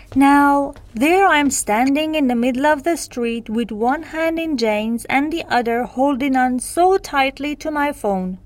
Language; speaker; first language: English; non-native, fluent; Persian